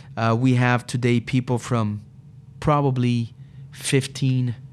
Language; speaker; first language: English; non-native, fluent; Portuguese